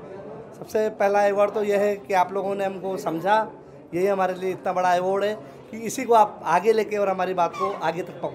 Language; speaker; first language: Hindi; native; Hindi